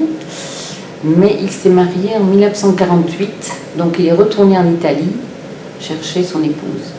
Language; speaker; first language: French; early bilingual, other home language; Italian